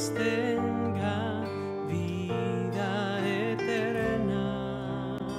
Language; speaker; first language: Spanish; native; Spanish